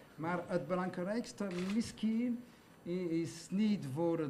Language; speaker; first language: Dutch; non-native, local second language; French